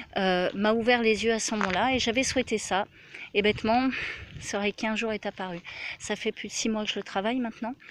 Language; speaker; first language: French; native; French